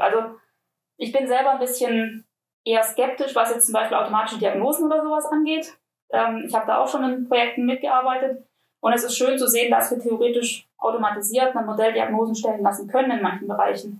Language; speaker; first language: German; native; German